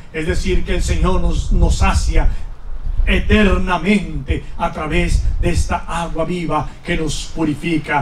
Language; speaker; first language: Spanish; native; Spanish